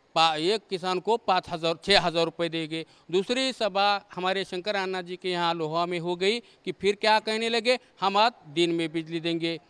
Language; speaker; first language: Hindi; non-native, local second language; Marathi